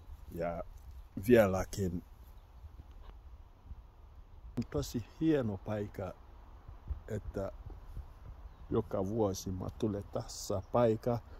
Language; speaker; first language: Finnish; non-native, learner; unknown